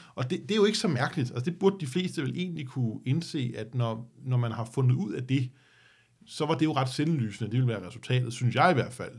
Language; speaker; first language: Danish; native; Danish